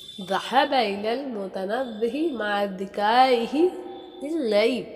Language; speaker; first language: Arabic; non-native, fluent; Urdu